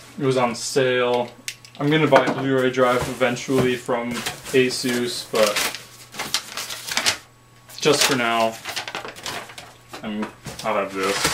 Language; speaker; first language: English; native; English